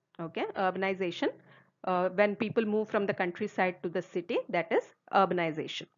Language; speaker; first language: English; non-native, local second language; Telugu